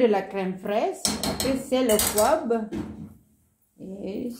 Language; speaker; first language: French; non-native, learner; Filipino